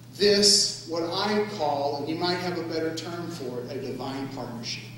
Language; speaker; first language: English; native; English